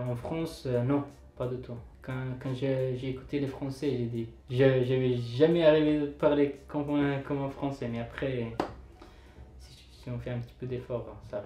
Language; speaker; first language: French; non-native, fluent; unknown